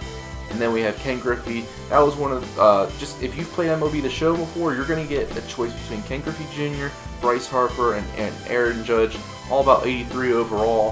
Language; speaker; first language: English; native; English